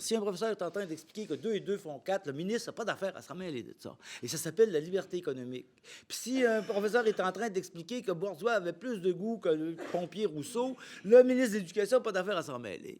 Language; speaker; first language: French; native; French